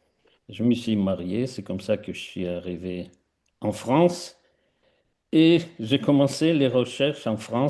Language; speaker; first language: French; non-native, fluent; Russian